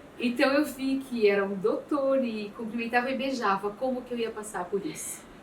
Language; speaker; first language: Portuguese; early bilingual, other home language; Arabic